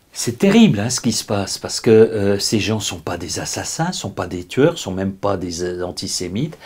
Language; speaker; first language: French; native; French